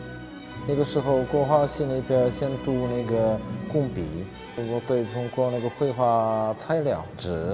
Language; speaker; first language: Chinese; non-native, fluent; Czech